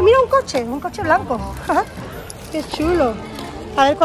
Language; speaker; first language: Spanish; native; Spanish